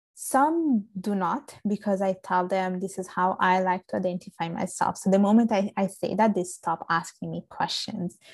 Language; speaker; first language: English; non-native, fluent; Italian